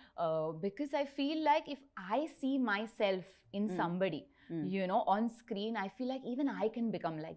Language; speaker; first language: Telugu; non-native, learner; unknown